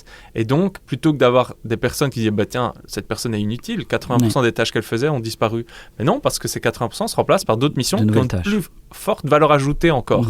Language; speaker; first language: French; native; French